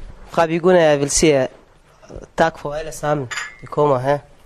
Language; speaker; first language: Danish; non-native, learner; Arabic